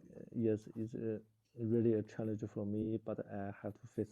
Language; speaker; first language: English; non-native, learner; Chinese